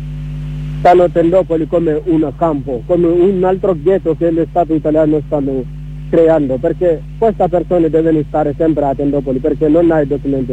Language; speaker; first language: Italian; non-native, learner; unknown